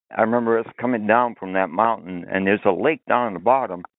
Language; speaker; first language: English; early bilingual, other home language; Finnish